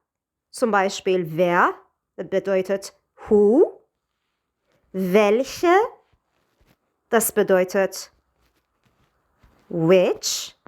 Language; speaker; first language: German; non-native, fluent; Persian